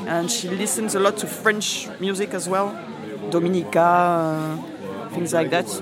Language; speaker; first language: English; non-native, fluent; French